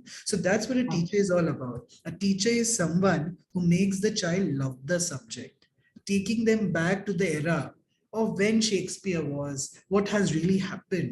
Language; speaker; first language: English; non-native, local second language; Hindi